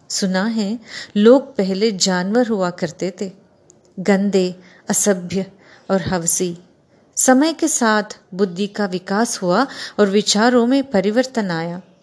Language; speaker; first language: Hindi; non-native, local second language; Kannada